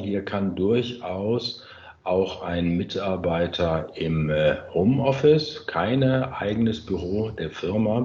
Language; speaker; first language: German; native; German